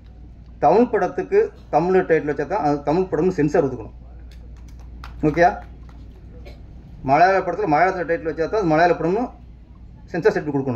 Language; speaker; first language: Tamil; native; Tamil